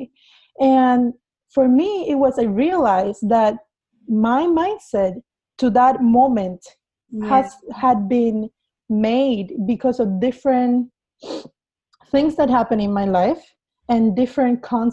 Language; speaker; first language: English; non-native, fluent; Spanish